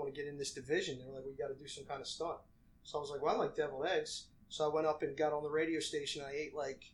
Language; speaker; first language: English; native; English